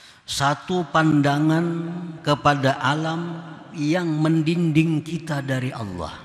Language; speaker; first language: Indonesian; non-native, local second language; Banjar